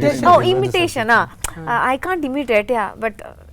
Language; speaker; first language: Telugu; non-native, learner; Bangla